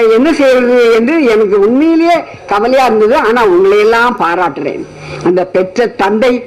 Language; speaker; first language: Tamil; native; Tamil